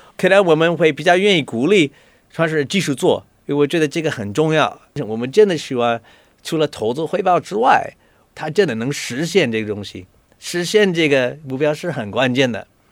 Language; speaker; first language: Chinese; non-native, fluent; English